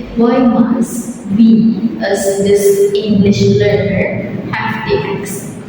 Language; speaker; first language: English; non-native, fluent; Indonesian